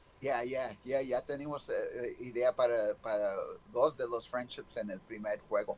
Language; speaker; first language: Spanish; early bilingual, heritage; Spanish